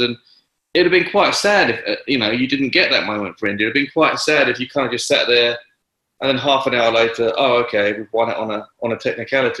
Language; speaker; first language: English; native; English